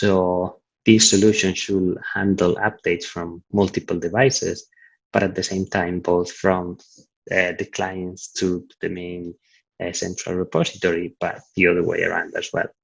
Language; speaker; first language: English; non-native, fluent; Italian